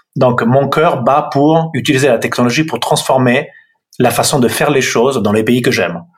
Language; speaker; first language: French; non-native, fluent; Italian